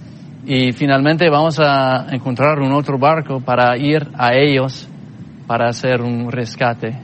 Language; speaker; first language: Spanish; non-native, fluent; English